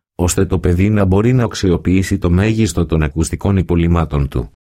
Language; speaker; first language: Greek; native; Greek